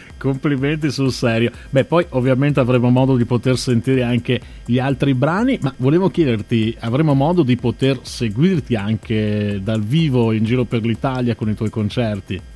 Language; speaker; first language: Italian; native; Italian